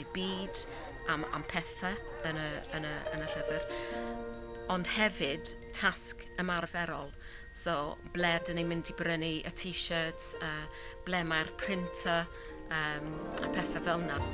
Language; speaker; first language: Welsh; non-native, learner; English